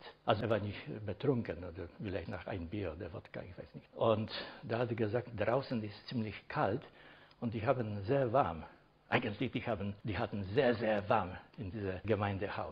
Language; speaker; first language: German; non-native, fluent; Polish